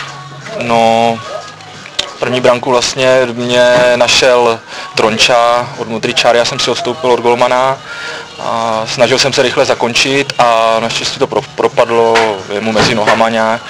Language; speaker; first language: Czech; native; Czech